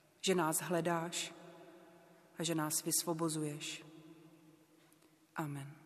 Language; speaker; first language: Czech; native; Czech